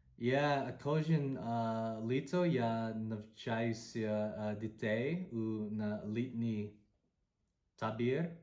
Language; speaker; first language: Ukrainian; non-native, learner; English